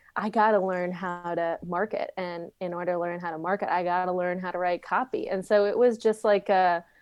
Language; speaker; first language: English; native; English